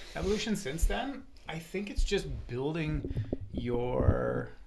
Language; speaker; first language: English; native; English